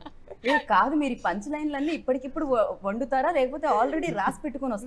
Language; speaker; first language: Telugu; native; Telugu